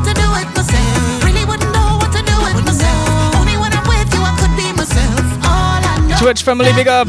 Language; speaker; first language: English; non-native, fluent; German